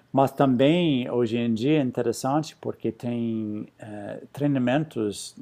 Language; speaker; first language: Portuguese; non-native, fluent; English